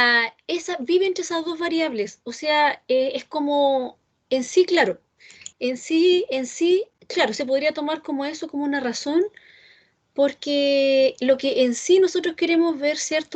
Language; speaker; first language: Spanish; native; Spanish